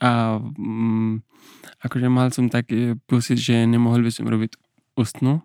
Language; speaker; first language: Slovak; non-native, learner; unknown